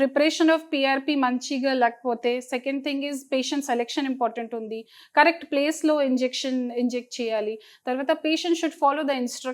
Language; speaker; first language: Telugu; non-native, local second language; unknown